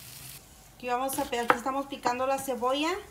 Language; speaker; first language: Spanish; native; Spanish